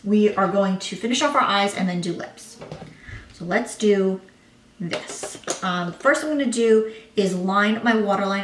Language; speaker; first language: English; native; English